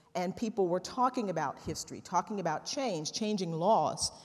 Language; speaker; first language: English; native; English